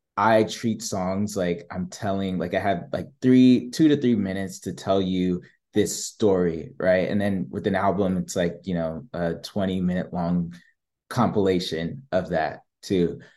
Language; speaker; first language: English; native; English